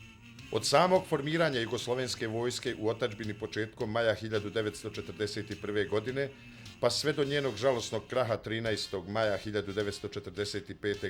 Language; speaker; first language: Bosnian; native; Bosnian